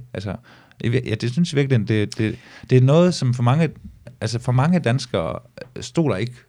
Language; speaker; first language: Danish; native; Danish